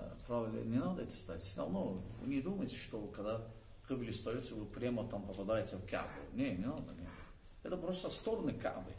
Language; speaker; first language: Russian; non-native, learner; Azerbaijani